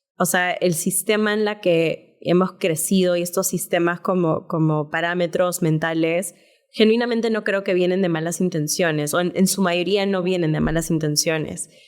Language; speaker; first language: Spanish; early bilingual, heritage; Spanish